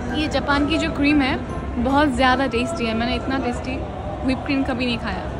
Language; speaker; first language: Hindi; non-native, local second language; Bangla